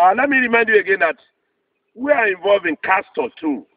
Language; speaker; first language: English; non-native, local second language; Yoruba